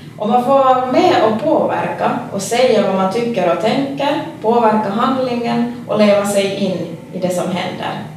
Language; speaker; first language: Swedish; native; Swedish